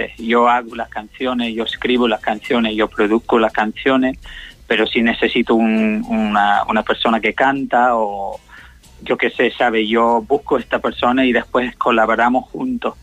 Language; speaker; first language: Spanish; non-native, learner; English